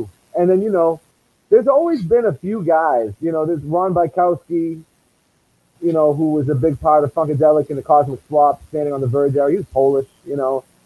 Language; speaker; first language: English; native; English